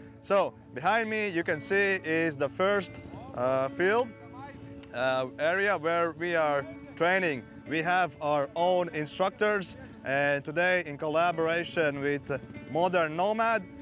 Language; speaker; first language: English; non-native, fluent; Latvian